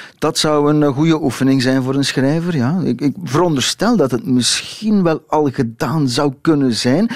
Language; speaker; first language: Dutch; native; Dutch